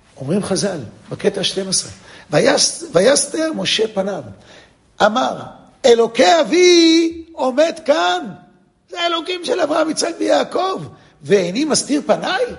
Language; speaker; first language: Hebrew; non-native, fluent; English